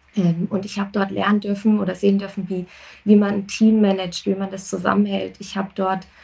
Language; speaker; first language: German; native; German